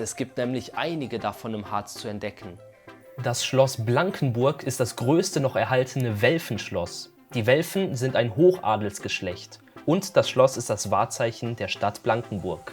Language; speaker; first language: German; native; German